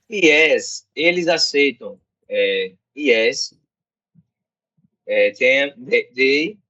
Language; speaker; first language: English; non-native, learner; Portuguese